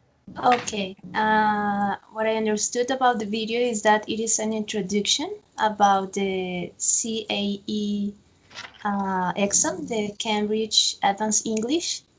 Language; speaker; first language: English; non-native, fluent; Spanish